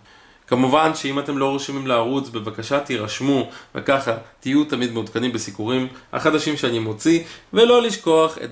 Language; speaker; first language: Hebrew; native; Hebrew